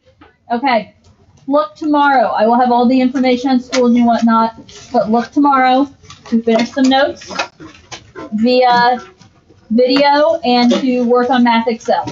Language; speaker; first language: English; native; English